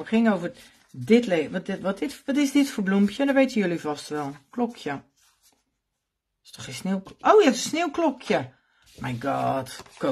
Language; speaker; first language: Dutch; native; Dutch